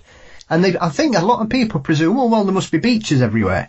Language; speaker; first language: English; native; English